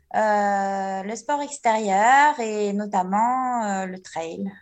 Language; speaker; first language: French; native; French